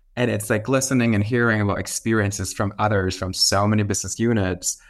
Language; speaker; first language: English; non-native, fluent; Thai